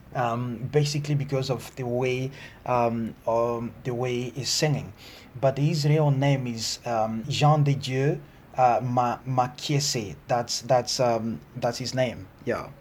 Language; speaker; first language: English; non-native, fluent; Lingala